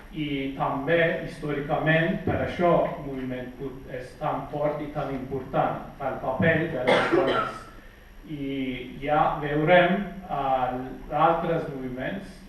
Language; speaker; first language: Catalan; non-native, fluent; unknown